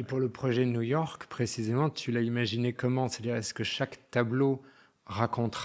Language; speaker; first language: French; native; French